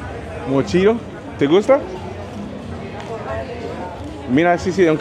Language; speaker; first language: Spanish; non-native, learner; English